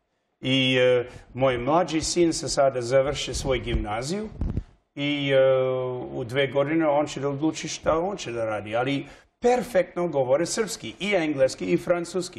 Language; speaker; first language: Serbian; early bilingual, heritage; English